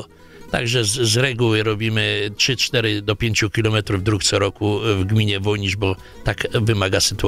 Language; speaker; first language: Polish; native; Polish